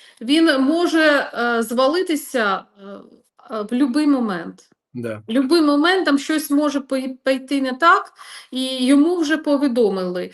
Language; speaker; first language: Ukrainian; non-native, local second language; Russian